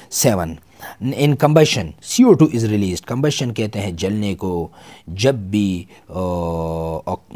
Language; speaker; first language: Urdu; non-native, local second language; Pashto